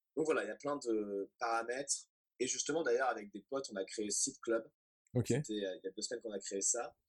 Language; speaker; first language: French; native; French